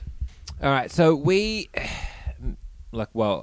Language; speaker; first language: English; native; English